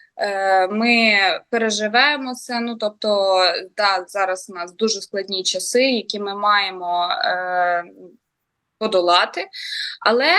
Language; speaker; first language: Ukrainian; native; Ukrainian